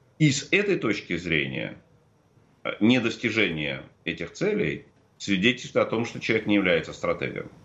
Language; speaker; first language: Russian; native; Russian